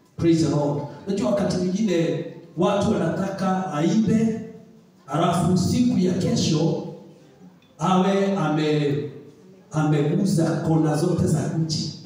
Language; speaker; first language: Swahili; non-native, local second language; Kikuyu